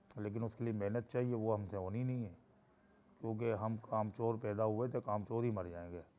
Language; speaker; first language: Urdu; native; Urdu